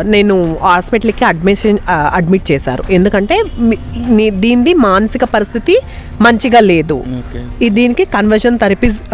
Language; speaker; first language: Telugu; non-native, local second language; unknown